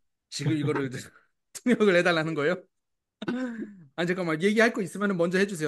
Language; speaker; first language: Korean; native; Korean